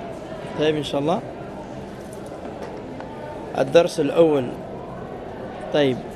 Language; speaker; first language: Arabic; non-native, learner; French